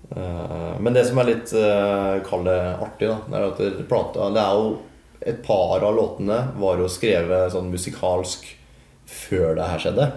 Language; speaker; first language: Norwegian; native; Norwegian